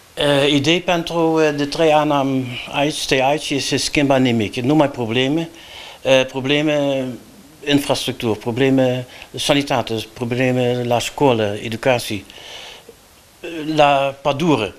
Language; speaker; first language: Romanian; non-native, learner; Dutch